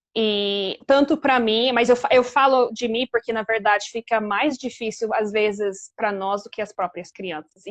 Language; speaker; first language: Portuguese; non-native, fluent; English